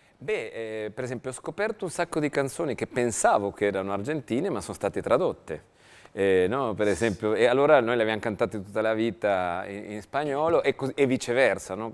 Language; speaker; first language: Italian; non-native, fluent; Spanish